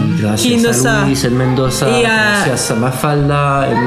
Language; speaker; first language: Spanish; non-native, learner; French